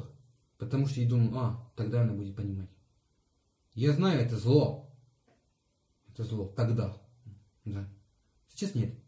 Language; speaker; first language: Russian; non-native, learner; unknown